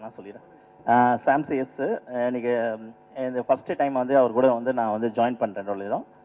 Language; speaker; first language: Tamil; native; Tamil